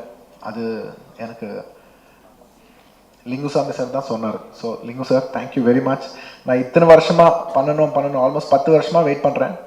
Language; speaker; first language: Tamil; non-native, local second language; Telugu